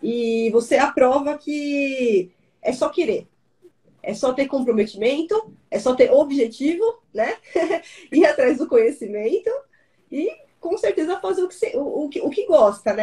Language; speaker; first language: Portuguese; native; Portuguese